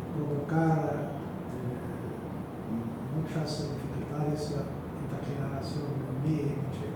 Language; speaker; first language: Spanish; non-native, learner; Arabic